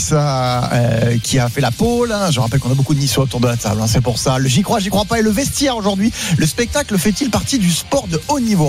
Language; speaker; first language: French; native; French